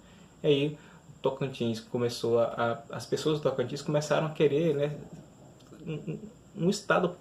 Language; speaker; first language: Portuguese; native; Portuguese